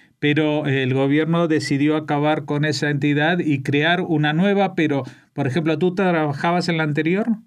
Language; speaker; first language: Spanish; native; Spanish